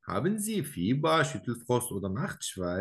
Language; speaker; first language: German; non-native, learner; Arabic